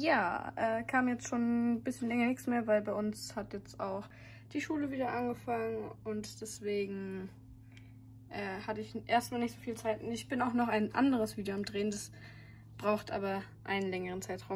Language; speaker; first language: German; native; German